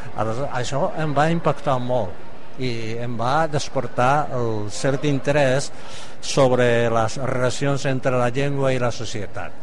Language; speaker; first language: Catalan; non-native, fluent; Japanese